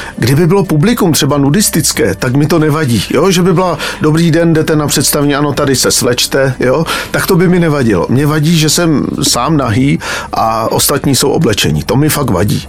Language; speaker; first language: Czech; native; Czech